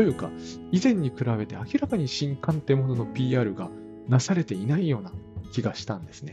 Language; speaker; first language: Japanese; native; Japanese